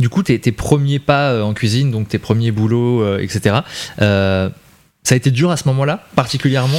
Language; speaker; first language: French; native; French